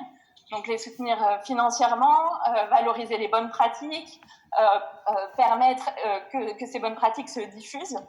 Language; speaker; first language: French; native; French